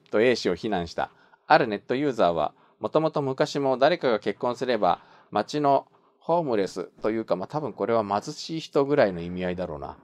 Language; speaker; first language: Japanese; native; Japanese